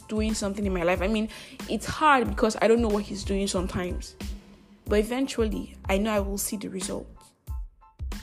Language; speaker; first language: English; non-native, local second language; Igbo